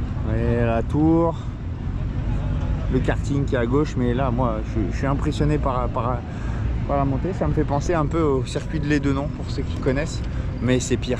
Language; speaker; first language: French; native; French